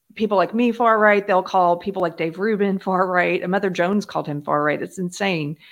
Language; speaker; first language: English; native; English